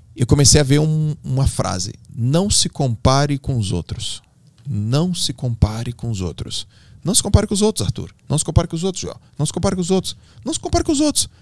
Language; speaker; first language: Portuguese; native; Portuguese